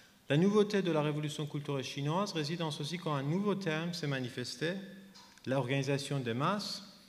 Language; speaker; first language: French; non-native, fluent; Persian